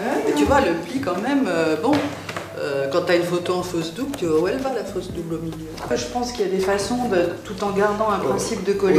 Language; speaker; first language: French; native; French